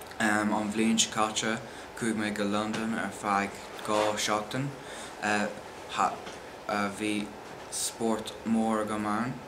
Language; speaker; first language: Irish; non-native, local second language; English